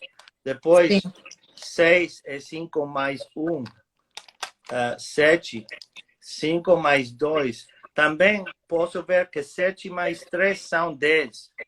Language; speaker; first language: Portuguese; non-native, fluent; English